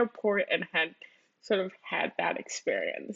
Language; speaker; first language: English; early bilingual, other home language; Spanish